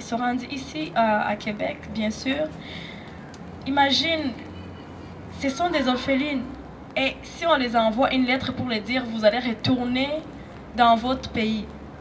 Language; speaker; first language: French; non-native, local second language; Rundi